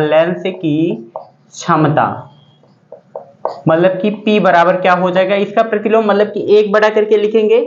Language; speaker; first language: Hindi; native; Hindi